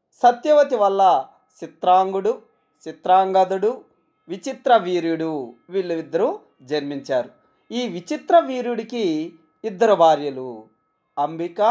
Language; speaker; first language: Telugu; native; Telugu